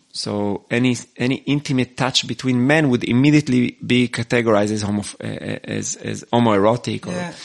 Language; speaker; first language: English; non-native, fluent; Hebrew